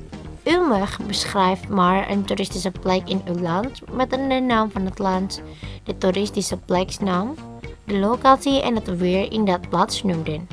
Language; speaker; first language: Dutch; non-native, learner; Indonesian